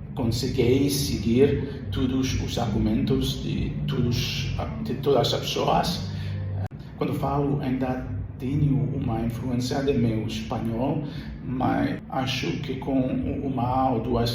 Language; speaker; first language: Portuguese; non-native, learner; Spanish